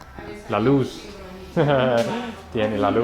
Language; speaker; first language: Spanish; non-native, learner; English